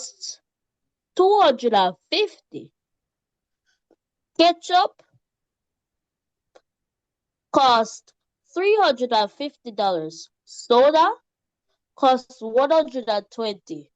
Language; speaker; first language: English; native; English